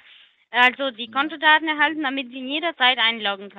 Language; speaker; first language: German; non-native, learner; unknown